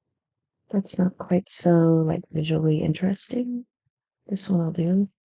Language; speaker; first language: English; native; English